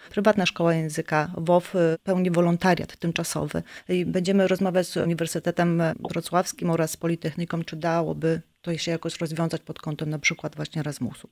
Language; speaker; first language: Polish; native; Polish